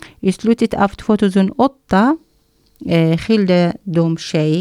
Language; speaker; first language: Swedish; non-native, learner; Arabic